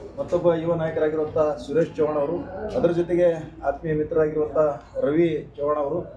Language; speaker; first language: Kannada; non-native, local second language; Lambadi